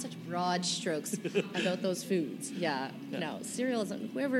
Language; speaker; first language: English; native; English